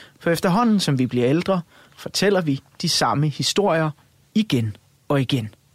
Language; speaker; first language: Danish; native; Danish